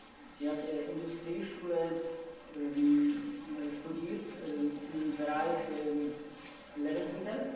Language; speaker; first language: German; non-native, learner; Czech